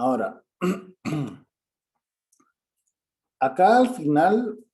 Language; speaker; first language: Spanish; native; Spanish